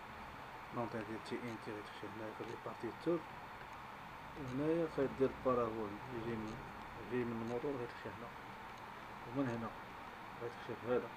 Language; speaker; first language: Arabic; native; Arabic